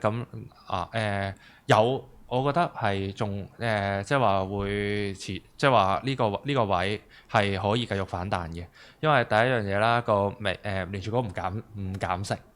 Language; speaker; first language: Cantonese; native; Cantonese